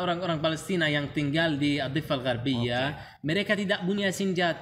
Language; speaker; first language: Indonesian; non-native, learner; Arabic